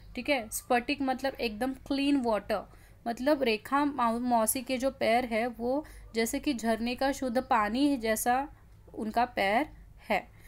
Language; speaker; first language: Hindi; non-native, local second language; Marathi